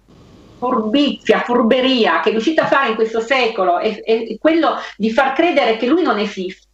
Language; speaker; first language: Italian; native; Italian